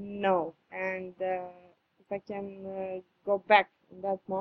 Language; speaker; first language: English; non-native, fluent; Serbian